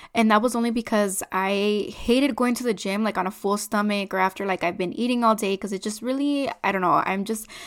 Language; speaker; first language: English; non-native, fluent; Spanish